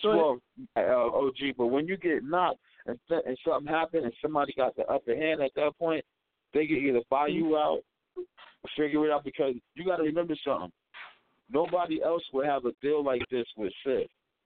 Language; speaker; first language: English; native; English